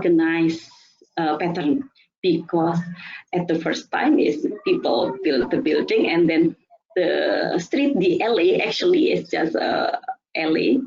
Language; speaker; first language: English; non-native, fluent; Indonesian